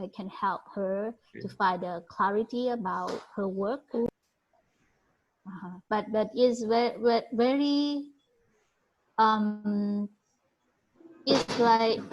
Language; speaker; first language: English; non-native, learner; Thai